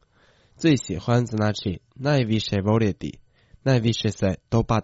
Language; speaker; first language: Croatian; non-native, fluent; Chinese